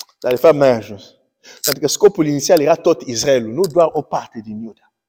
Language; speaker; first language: Romanian; early bilingual, heritage; Romanian